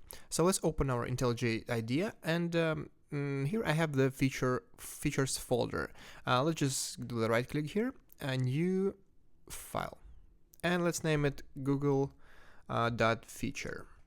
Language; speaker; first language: English; non-native, fluent; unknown